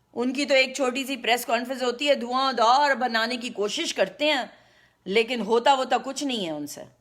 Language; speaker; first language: Urdu; native; Urdu